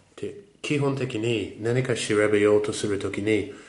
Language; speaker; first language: Japanese; non-native, fluent; English